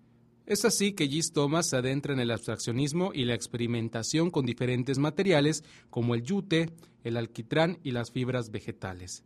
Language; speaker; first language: Spanish; native; Spanish